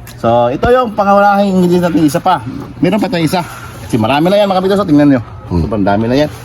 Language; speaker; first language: Filipino; non-native, local second language; Cebuano